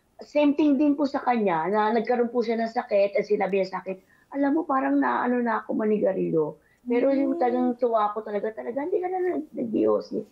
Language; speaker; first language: Filipino; native; Filipino